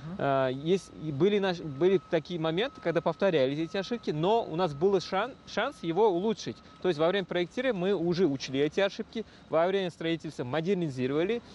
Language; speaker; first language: Russian; non-native, local second language; Uzbek